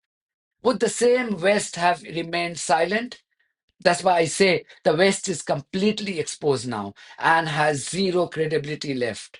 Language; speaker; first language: English; non-native, local second language; Hindi